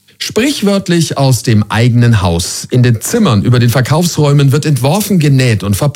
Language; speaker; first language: German; native; German